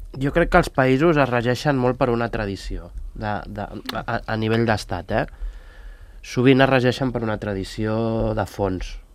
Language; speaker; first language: Catalan; native; Catalan